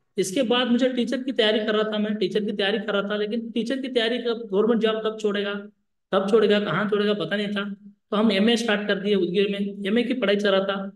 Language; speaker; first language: Hindi; non-native, local second language; Lambadi